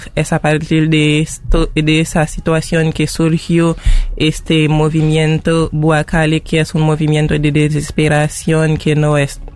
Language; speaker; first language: Spanish; non-native, fluent; Haitian Creole